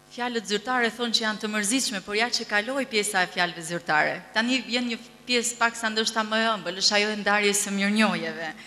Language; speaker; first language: Albanian; native; Albanian